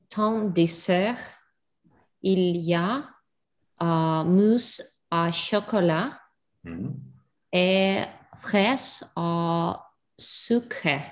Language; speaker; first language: French; non-native, learner; Spanish